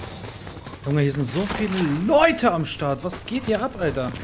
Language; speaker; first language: German; native; German